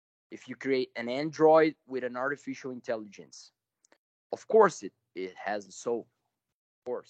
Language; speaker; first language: English; non-native, fluent; Portuguese